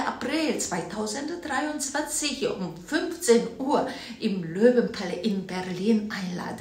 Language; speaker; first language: German; non-native, fluent; Korean